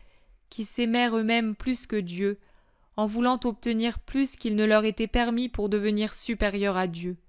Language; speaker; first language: French; native; French